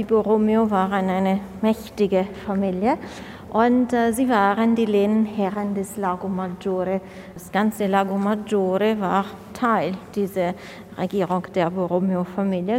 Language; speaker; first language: German; non-native, fluent; Italian